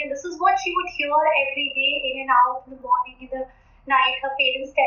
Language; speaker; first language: English; non-native, local second language; Hindi